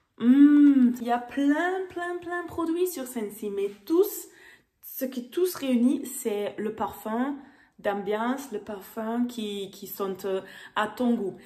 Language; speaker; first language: French; non-native, fluent; German